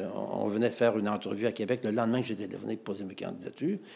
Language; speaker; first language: French; native; French